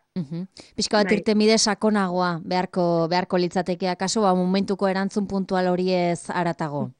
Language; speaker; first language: Basque; native; Basque